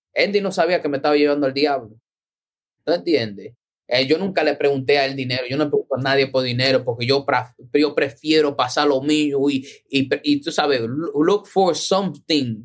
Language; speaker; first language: Spanish; early bilingual, heritage; Spanish